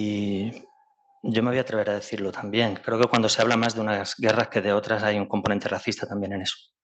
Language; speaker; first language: Spanish; native; Spanish